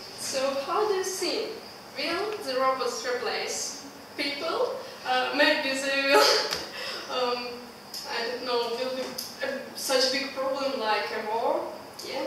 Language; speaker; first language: English; non-native, learner; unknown